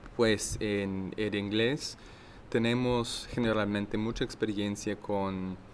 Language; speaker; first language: Spanish; non-native, learner; English